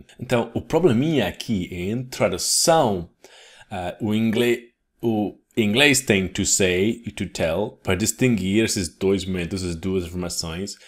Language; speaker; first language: Portuguese; non-native, fluent; English